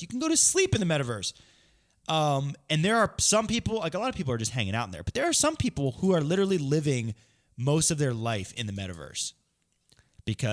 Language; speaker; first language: English; native; English